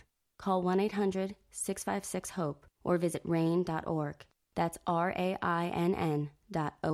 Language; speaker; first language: English; native; English